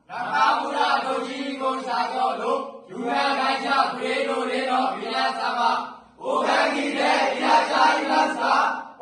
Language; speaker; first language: Japanese; non-native, learner; Burmese